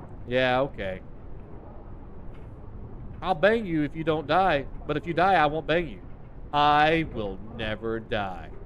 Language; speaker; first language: English; native; English